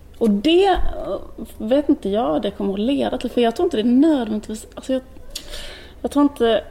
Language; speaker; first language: Swedish; native; Swedish